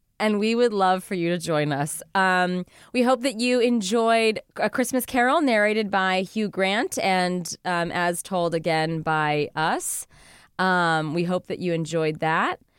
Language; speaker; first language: English; native; English